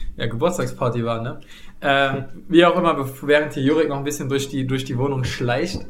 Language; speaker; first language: German; native; German